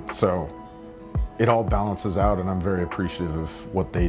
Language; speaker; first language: English; native; English